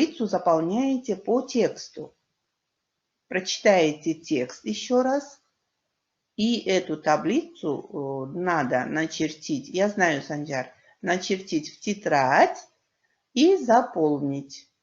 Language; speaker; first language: Russian; non-native, local second language; Kyrgyz